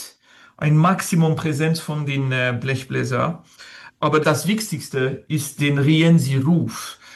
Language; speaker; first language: German; non-native, learner; French